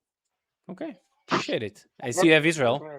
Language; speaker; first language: English; native; English